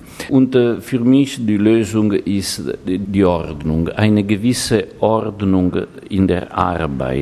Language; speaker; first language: German; non-native, fluent; Italian